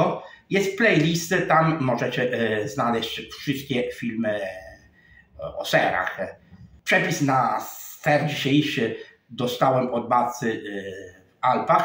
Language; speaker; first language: Polish; non-native, fluent; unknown